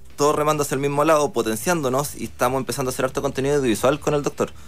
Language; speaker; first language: Spanish; native; Spanish